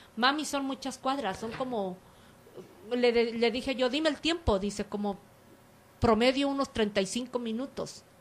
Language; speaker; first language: Spanish; native; Spanish